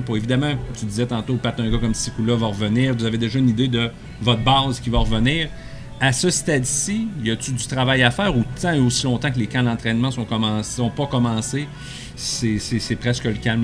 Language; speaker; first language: French; native; French